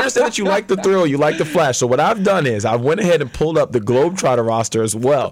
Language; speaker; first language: English; native; English